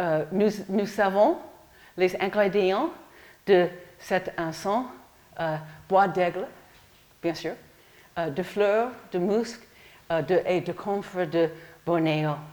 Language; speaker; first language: French; non-native, learner; English